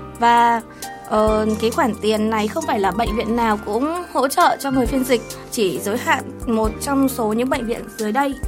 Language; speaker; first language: Vietnamese; native; Vietnamese